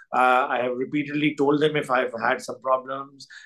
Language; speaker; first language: English; non-native, local second language; Urdu